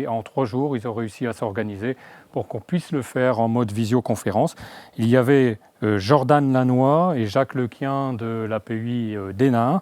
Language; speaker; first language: French; native; French